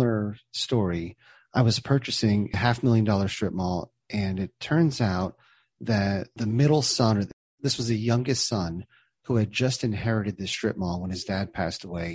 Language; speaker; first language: English; native; English